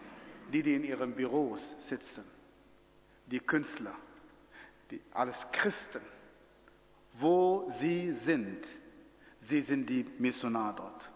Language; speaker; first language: German; non-native, fluent; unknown